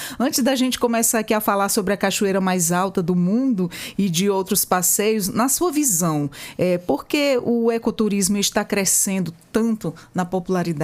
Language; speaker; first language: Portuguese; native; Portuguese